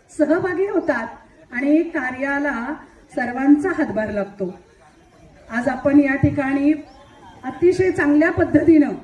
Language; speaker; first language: Marathi; native; Marathi